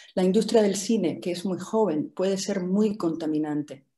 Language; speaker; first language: Spanish; native; Spanish